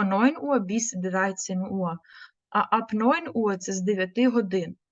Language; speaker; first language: German; non-native, fluent; Ukrainian